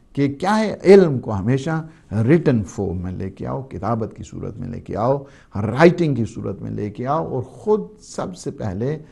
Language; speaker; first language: Urdu; native; Urdu